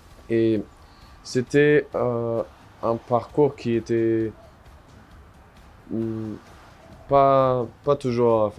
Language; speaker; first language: French; non-native, fluent; German